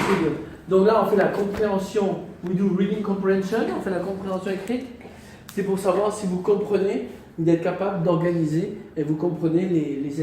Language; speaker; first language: French; non-native, fluent; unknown